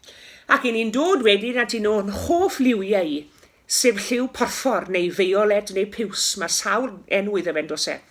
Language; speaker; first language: Welsh; native; Welsh